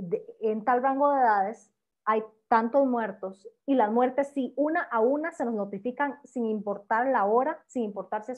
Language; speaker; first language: Spanish; native; Spanish